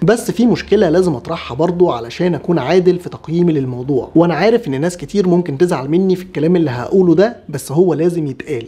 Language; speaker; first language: Arabic; native; Arabic